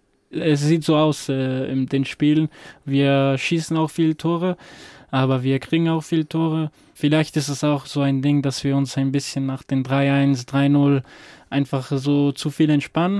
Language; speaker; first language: German; non-native, fluent; Croatian